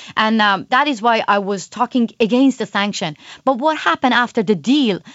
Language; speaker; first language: English; non-native, fluent; Persian